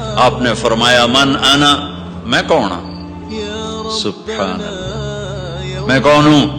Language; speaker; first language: Urdu; non-native, local second language; Punjabi